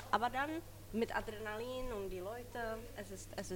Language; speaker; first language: German; non-native, learner; Czech